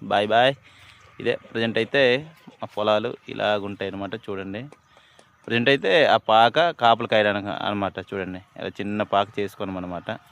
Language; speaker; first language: Telugu; non-native, local second language; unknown